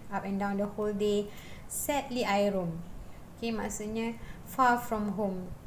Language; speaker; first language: English; non-native, local second language; Malay